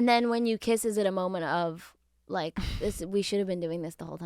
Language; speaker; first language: English; native; English